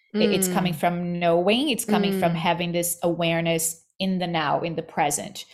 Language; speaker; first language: English; non-native, fluent; Portuguese